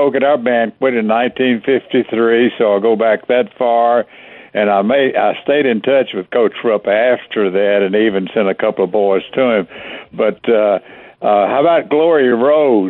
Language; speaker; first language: English; native; English